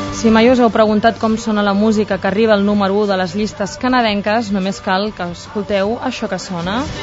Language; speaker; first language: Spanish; non-native, local second language; Catalan